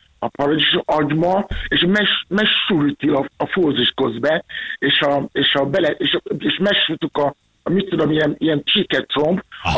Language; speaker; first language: Hungarian; non-native, learner; Yoruba